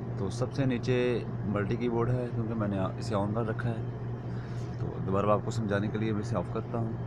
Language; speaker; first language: Urdu; native; Urdu